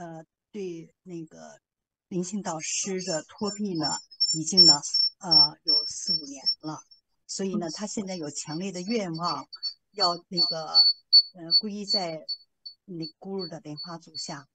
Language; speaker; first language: Chinese; native; Chinese